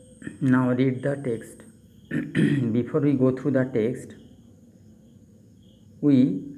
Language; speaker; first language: English; non-native, local second language; Bangla